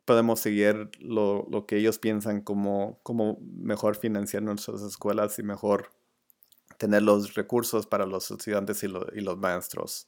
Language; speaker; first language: Spanish; early bilingual, other home language; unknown